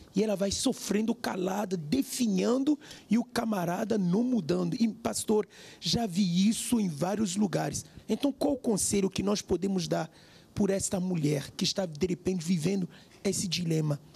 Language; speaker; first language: Portuguese; non-native, fluent; French